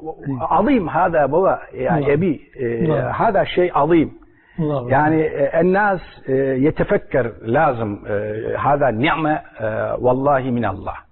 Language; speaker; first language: Arabic; non-native, learner; Turkish